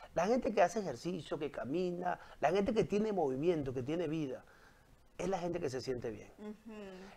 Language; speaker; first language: Spanish; native; Spanish